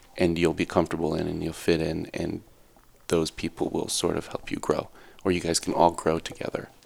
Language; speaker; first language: English; native; English